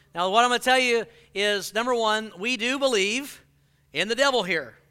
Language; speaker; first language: English; native; English